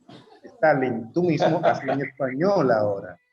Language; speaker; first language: Spanish; native; Spanish